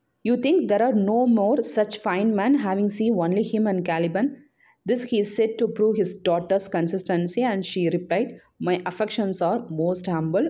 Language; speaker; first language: English; non-native, local second language; Tamil